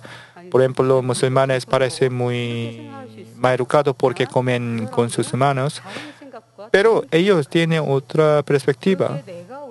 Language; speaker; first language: Spanish; non-native, learner; Korean